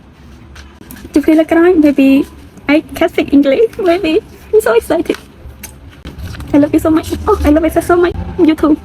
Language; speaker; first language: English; non-native, learner; Khmer